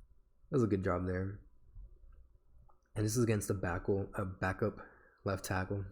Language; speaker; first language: English; native; English